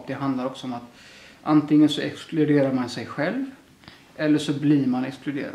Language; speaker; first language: Swedish; early bilingual, other home language; Somali